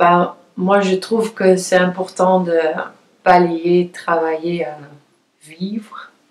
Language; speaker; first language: French; non-native, fluent; Dutch